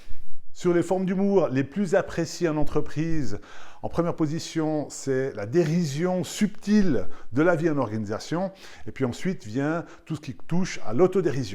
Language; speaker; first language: French; native; French